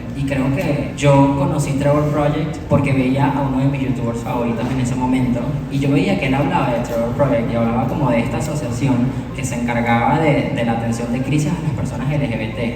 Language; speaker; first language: Spanish; native; Spanish